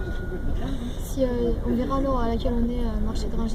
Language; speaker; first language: French; native; French